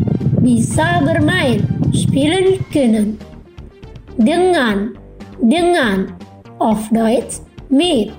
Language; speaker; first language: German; non-native, fluent; Indonesian